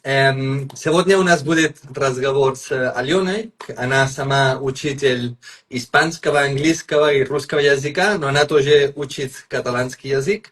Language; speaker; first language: Russian; non-native, fluent; Catalan